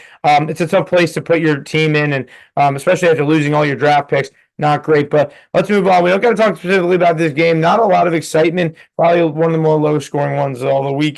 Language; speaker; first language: English; native; English